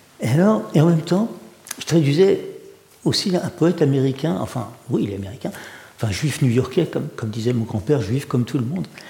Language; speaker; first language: French; early bilingual, other home language; Russian